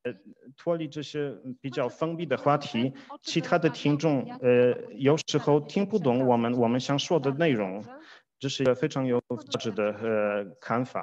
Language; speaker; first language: Chinese; non-native, fluent; Polish